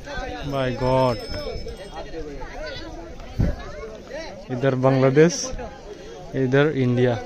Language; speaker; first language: Hindi; non-native, local second language; Kok Borok